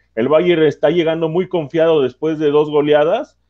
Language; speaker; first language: Spanish; native; Spanish